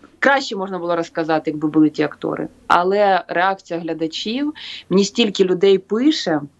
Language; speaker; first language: Ukrainian; native; Ukrainian